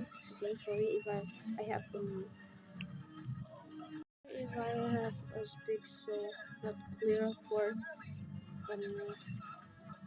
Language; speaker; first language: English; non-native, learner; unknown